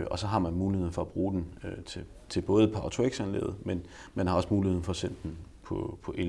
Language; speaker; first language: Danish; native; Danish